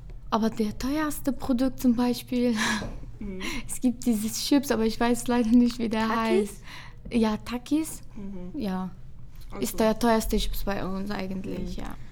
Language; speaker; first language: German; non-native, fluent; Arabic